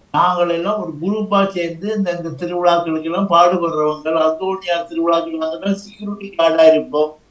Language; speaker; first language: Tamil; native; Tamil